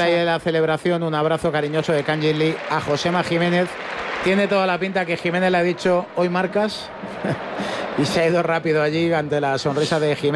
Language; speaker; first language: Spanish; native; Spanish